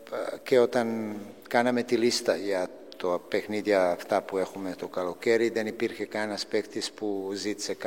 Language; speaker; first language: Greek; non-native, fluent; Serbian